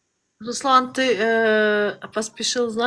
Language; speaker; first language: Russian; non-native, local second language; Azerbaijani